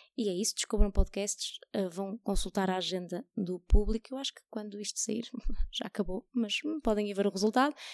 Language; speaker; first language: Portuguese; native; Portuguese